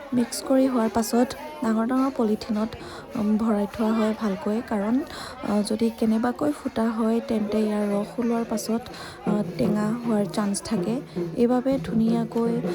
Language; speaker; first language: Assamese; non-native, local second language; Mising